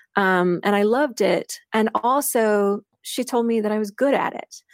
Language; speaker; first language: English; native; English